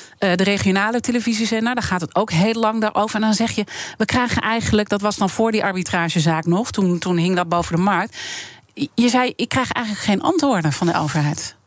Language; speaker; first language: Dutch; native; Dutch